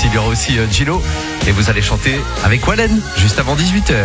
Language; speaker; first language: French; native; French